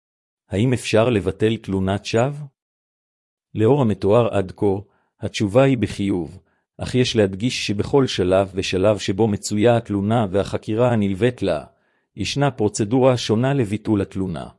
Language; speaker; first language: Hebrew; native; Hebrew